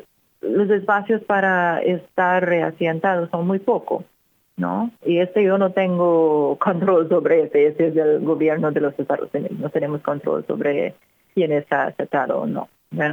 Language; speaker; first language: Spanish; non-native, fluent; English